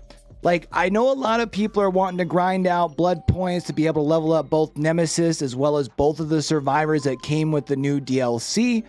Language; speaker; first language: English; native; English